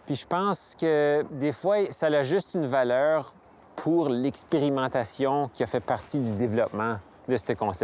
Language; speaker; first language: French; native; French